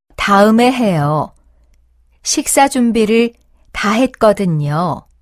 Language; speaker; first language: Korean; native; Korean